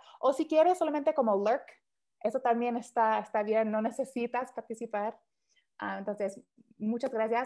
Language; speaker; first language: Spanish; early bilingual, heritage; Spanish